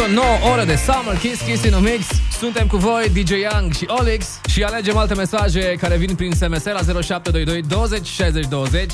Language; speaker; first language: Romanian; native; Romanian